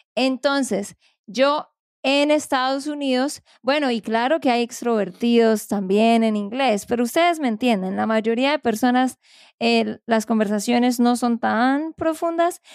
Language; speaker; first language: Spanish; native; Spanish